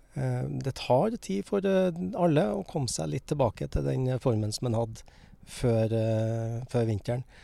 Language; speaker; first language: Norwegian; native; Norwegian